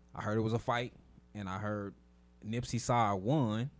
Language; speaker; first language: English; native; English